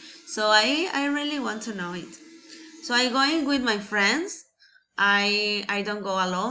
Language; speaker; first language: English; non-native, learner; Spanish